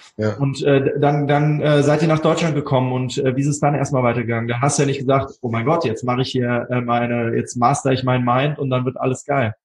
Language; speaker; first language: German; native; German